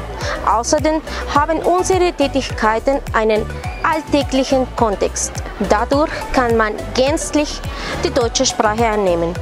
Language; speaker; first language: German; non-native, fluent; Spanish